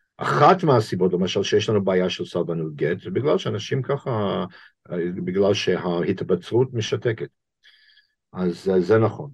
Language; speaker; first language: Hebrew; non-native, fluent; English